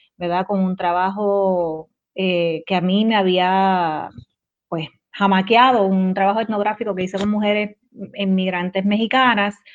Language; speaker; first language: Spanish; native; Spanish